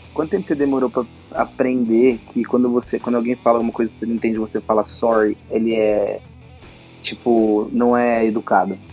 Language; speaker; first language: Portuguese; native; Portuguese